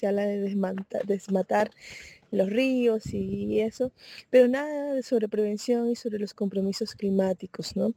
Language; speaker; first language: Spanish; native; Spanish